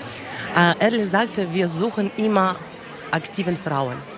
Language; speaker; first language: German; non-native, learner; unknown